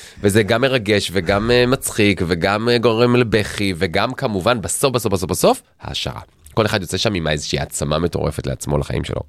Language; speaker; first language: Hebrew; native; Hebrew